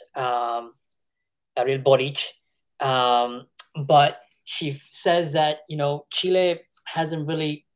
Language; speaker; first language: English; early bilingual, other home language; Spanish